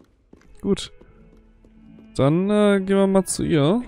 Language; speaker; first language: German; native; German